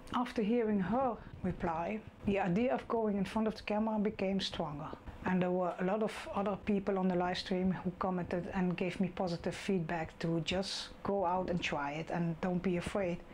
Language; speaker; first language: English; non-native, fluent; Dutch